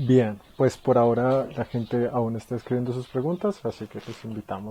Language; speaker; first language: Spanish; native; Spanish